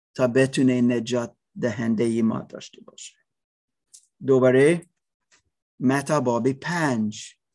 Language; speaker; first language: Persian; non-native, learner; English